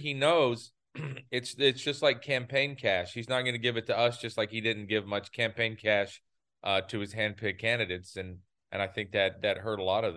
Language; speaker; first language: English; native; English